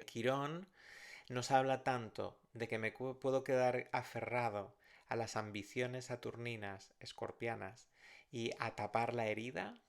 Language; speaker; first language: Spanish; native; Spanish